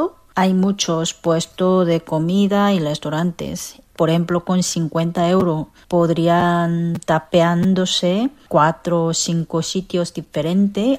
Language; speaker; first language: Spanish; non-native, fluent; Korean